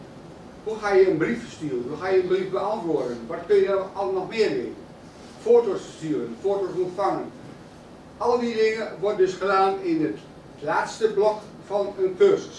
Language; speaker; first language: Dutch; native; Dutch